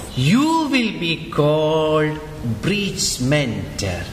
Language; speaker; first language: English; non-native, local second language; Malayalam